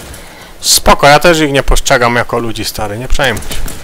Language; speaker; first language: Polish; native; Polish